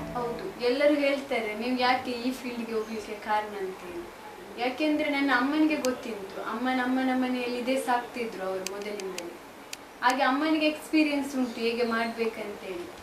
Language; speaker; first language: Kannada; non-native, local second language; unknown